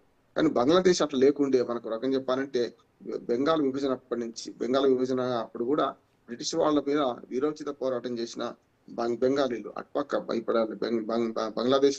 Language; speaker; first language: Telugu; native; Telugu